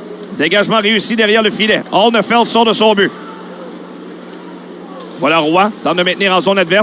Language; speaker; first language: French; native; French